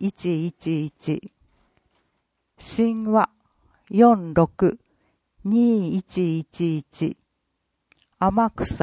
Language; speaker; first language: Japanese; native; Japanese